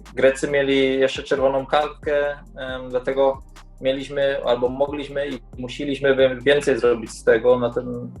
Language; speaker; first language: Polish; early bilingual, heritage; Polish